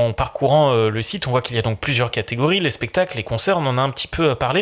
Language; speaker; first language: French; native; French